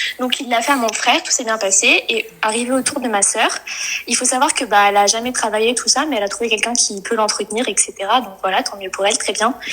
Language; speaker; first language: French; native; French